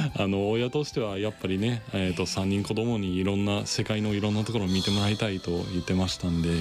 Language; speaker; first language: Japanese; non-native, fluent; English